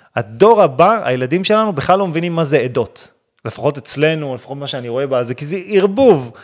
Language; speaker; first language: Hebrew; native; Hebrew